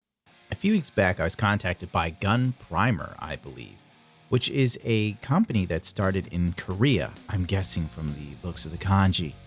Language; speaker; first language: English; native; English